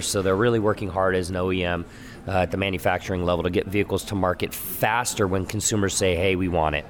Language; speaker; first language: English; native; English